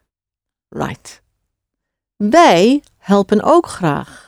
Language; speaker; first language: Dutch; non-native, fluent; English